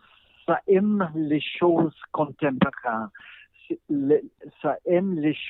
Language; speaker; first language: French; non-native, learner; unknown